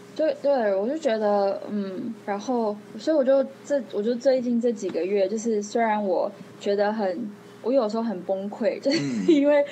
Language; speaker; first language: Chinese; native; Chinese